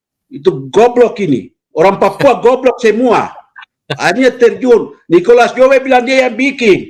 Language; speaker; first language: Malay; non-native, local second language; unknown